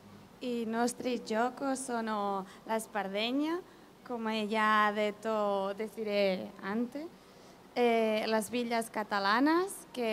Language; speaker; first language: Italian; non-native, learner; Catalan